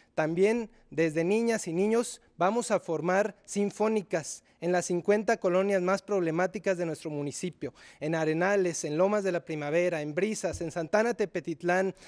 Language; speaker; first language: Spanish; native; Spanish